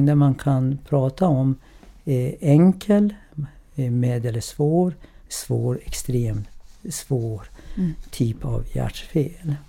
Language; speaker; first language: Swedish; non-native, fluent; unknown